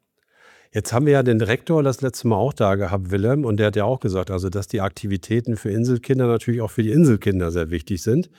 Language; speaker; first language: German; native; German